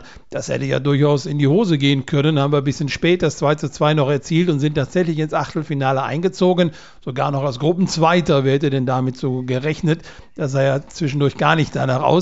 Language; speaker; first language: German; native; German